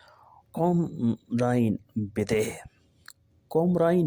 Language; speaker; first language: German; non-native, learner; Urdu